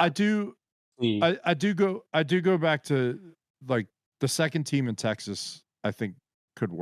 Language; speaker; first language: English; native; English